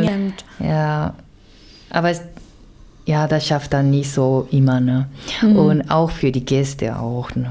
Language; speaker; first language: German; non-native, learner; Japanese